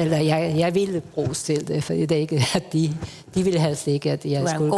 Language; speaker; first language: Danish; non-native, fluent; Spanish